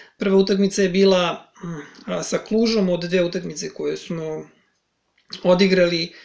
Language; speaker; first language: Serbian; native; Serbian